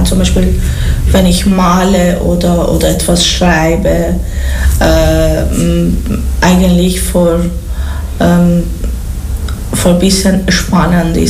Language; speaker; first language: German; non-native, learner; Persian